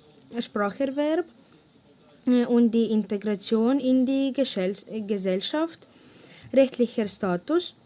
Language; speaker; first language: German; non-native, learner; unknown